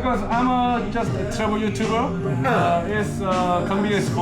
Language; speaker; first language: English; non-native, learner; Korean